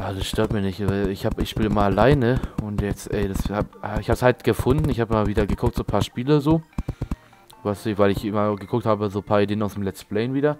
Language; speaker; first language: German; native; German